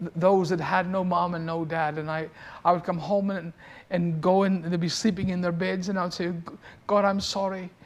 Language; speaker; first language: English; native; English